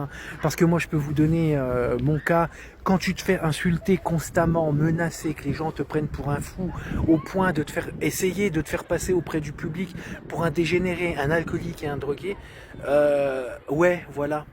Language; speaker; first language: French; native; French